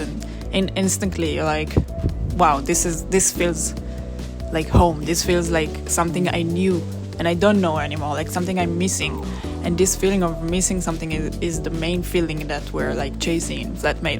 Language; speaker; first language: English; non-native, fluent; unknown